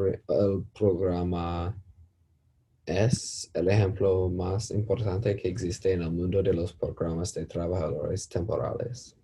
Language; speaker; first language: Spanish; non-native, learner; English